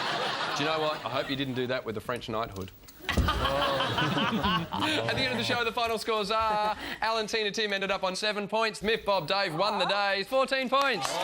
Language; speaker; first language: English; native; English